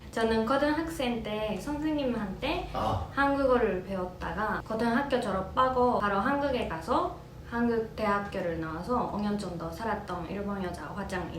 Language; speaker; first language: Korean; non-native, fluent; Japanese